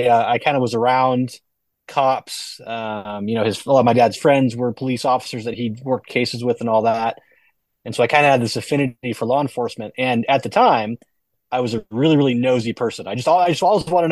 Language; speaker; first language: English; native; English